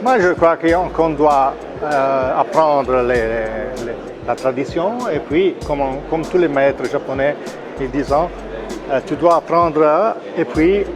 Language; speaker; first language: French; non-native, local second language; Italian